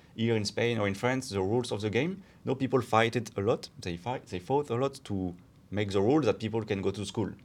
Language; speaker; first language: English; non-native, fluent; French